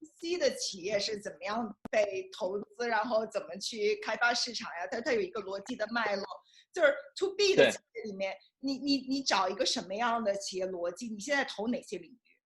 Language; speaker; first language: Chinese; native; Chinese